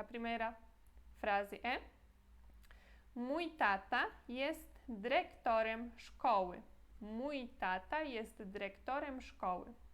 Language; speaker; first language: Polish; non-native, fluent; Portuguese